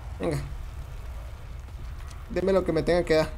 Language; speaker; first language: Spanish; native; Spanish